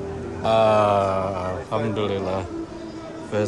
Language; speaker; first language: English; non-native, learner; Indonesian